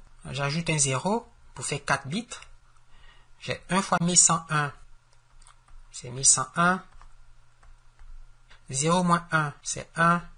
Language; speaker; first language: French; native; French